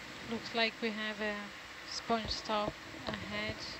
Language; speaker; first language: English; non-native, fluent; Portuguese